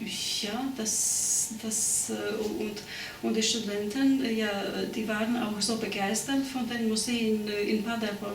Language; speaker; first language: German; non-native, fluent; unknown